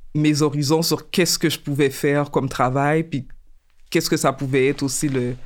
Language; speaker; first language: French; native; French